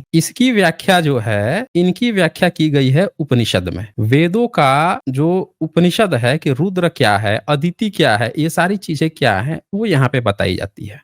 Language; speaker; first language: Hindi; native; Hindi